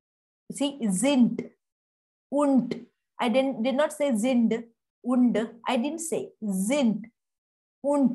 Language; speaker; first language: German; non-native, fluent; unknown